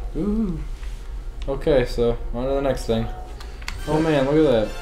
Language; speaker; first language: English; native; English